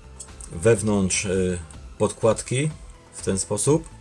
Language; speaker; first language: Polish; native; Polish